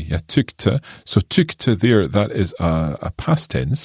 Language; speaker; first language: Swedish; non-native, learner; English